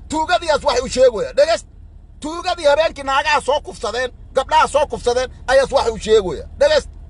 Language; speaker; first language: Somali; native; Somali